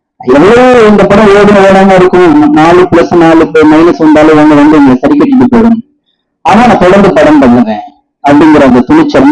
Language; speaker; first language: Tamil; native; Tamil